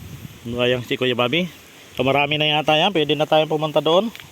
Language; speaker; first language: Filipino; non-native, local second language; Bikol